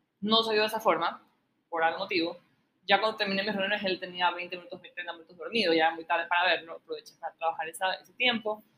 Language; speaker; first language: Spanish; native; Spanish